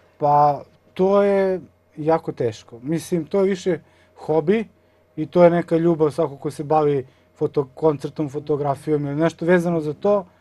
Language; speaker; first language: Serbian; native; Serbian